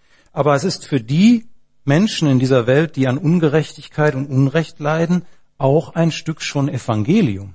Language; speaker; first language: German; native; German